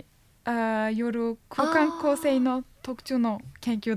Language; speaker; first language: Japanese; non-native, fluent; Turkish